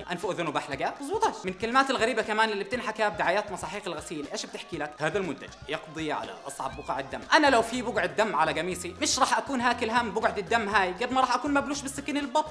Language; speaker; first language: Arabic; native; Arabic